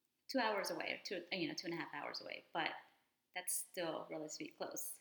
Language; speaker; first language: English; early bilingual, other home language; Spanish